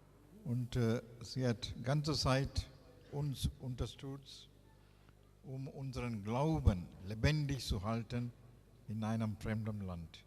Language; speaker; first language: German; non-native, fluent; Tamil